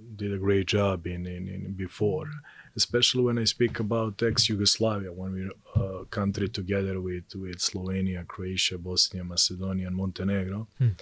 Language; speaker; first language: English; non-native, fluent; Serbian